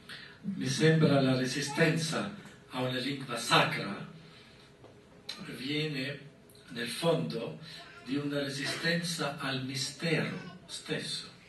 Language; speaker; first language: Italian; non-native, fluent; German